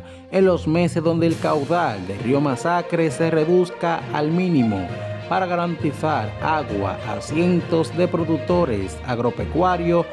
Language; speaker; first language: Spanish; native; Spanish